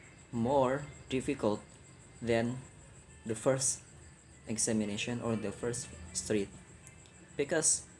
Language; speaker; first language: English; non-native, learner; Indonesian